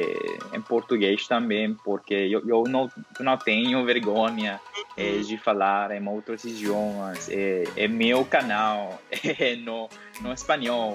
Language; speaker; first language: Portuguese; non-native, learner; Spanish